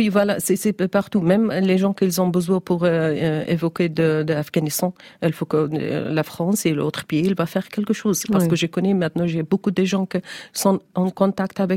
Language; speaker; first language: French; non-native, learner; Persian